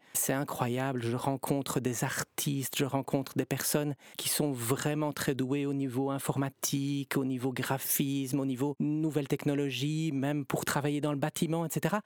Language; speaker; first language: French; native; French